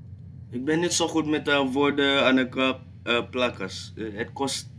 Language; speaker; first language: Dutch; non-native, learner; English